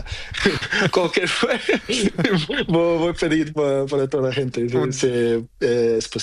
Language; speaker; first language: Spanish; non-native, learner; Portuguese